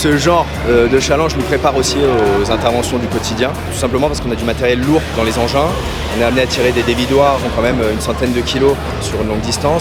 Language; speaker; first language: French; native; French